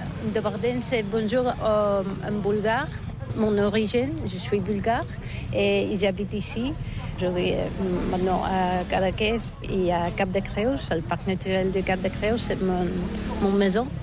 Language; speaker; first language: French; non-native, learner; Bulgarian